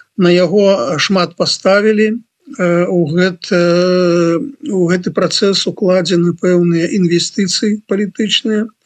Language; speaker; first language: Belarusian; non-native, local second language; Russian